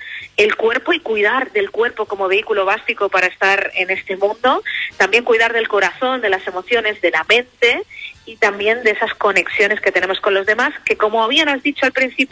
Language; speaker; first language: Spanish; native; Spanish